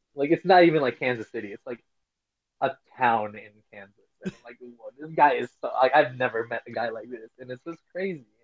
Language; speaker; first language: English; non-native, local second language; Filipino